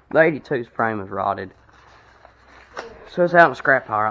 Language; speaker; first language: English; native; English